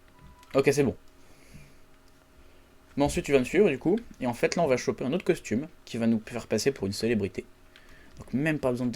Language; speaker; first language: French; native; French